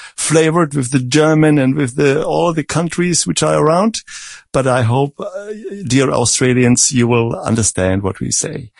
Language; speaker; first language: English; non-native, fluent; Czech